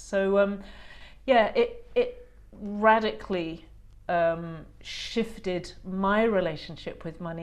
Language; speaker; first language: English; native; English